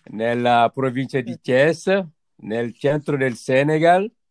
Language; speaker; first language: Italian; non-native, fluent; Wolof